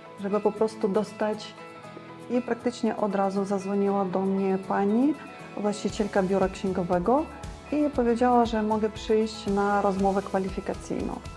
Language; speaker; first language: Polish; non-native, fluent; Ukrainian